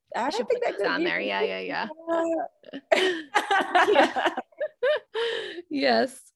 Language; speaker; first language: English; native; English